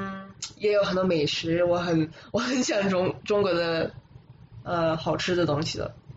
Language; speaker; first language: Chinese; early bilingual, other home language; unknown